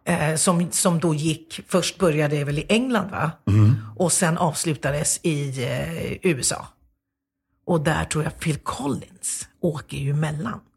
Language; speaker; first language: Swedish; native; Swedish